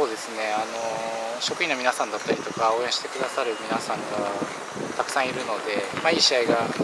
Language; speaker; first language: Japanese; native; Japanese